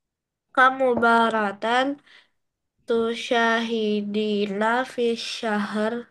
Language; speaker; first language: Arabic; non-native, learner; Indonesian